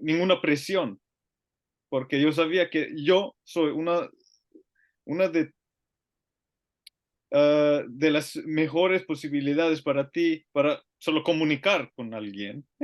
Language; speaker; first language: Spanish; non-native, learner; Finnish